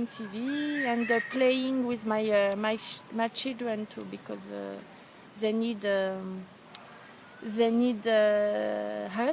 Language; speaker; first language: English; non-native, learner; French